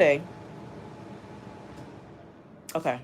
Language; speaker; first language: English; native; English